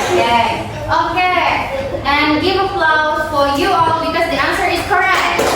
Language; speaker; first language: English; non-native, learner; Indonesian